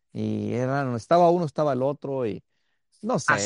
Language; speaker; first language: Spanish; early bilingual, heritage; Spanish